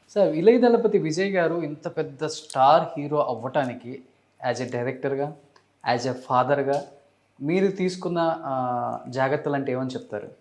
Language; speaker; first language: Telugu; native; Telugu